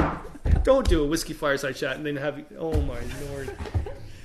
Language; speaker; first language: English; native; English